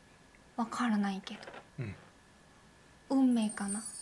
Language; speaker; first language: Japanese; non-native, learner; Korean